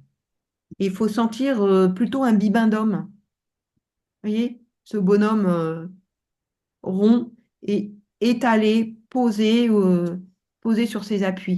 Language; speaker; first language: French; native; French